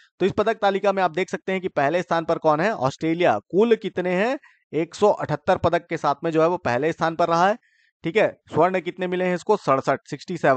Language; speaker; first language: Hindi; native; Hindi